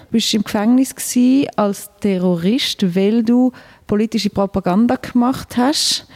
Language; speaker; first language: German; native; German